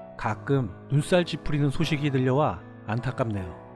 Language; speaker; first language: Korean; native; Korean